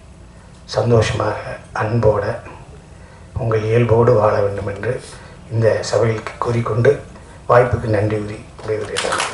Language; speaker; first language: Tamil; native; Tamil